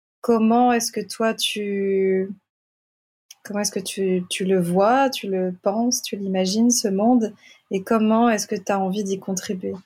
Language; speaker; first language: French; native; French